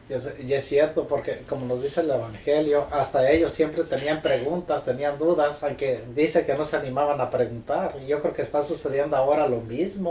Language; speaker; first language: Spanish; native; Spanish